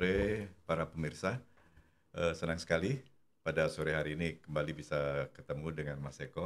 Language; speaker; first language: Indonesian; non-native, local second language; Javanese